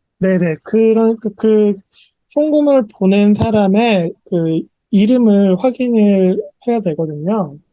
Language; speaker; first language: Korean; native; Korean